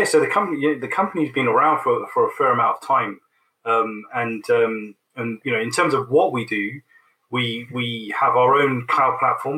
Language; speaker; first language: English; native; English